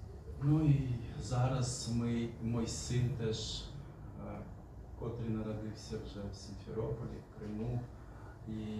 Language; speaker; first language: Ukrainian; non-native, fluent; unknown